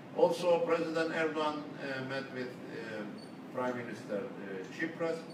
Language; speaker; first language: English; non-native, fluent; Turkish